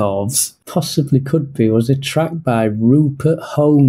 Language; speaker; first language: English; native; English